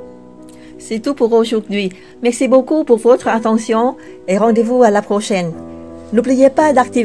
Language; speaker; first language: French; non-native, fluent; Vietnamese